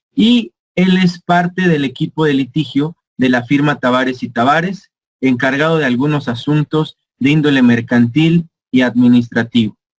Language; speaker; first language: Spanish; native; Spanish